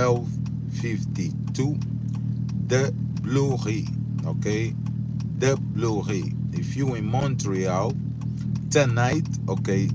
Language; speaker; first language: English; non-native, fluent; Portuguese